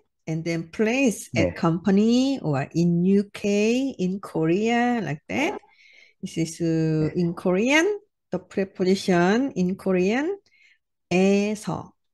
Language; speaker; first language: English; non-native, learner; Korean